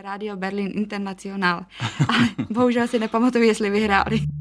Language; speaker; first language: Czech; native; Czech